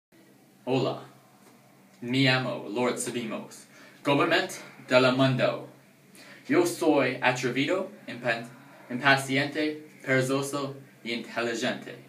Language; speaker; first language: Spanish; non-native, learner; English